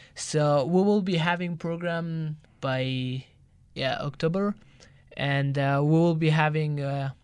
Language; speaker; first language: English; non-native, learner; Turkish